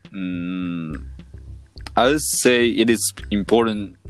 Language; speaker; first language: English; non-native, fluent; Japanese